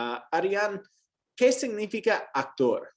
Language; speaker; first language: Spanish; non-native, fluent; English